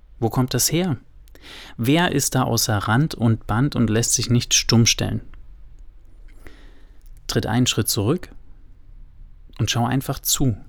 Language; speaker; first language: German; native; German